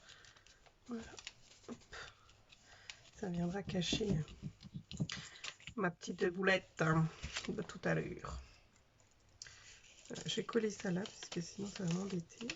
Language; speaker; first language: French; native; French